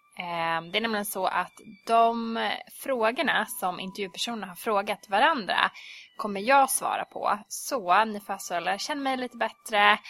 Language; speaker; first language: Swedish; early bilingual, other home language; Hungarian